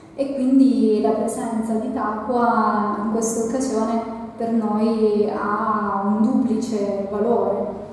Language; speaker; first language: Italian; native; Italian